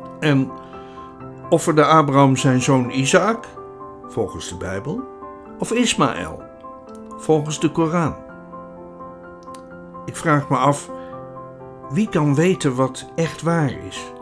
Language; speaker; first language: Dutch; non-native, fluent; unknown